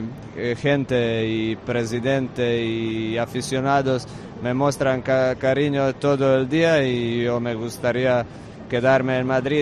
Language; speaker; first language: Spanish; non-native, fluent; Croatian